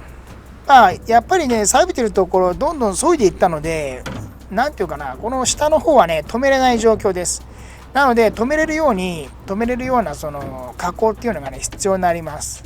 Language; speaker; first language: Japanese; native; Japanese